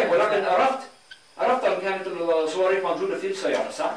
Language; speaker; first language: Arabic; non-native, learner; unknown